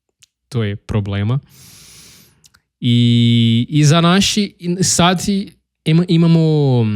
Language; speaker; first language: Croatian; non-native, learner; Portuguese